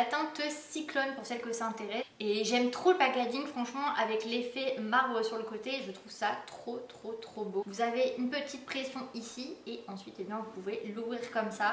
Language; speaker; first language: French; native; French